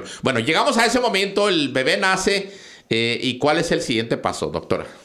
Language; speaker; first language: Spanish; native; Spanish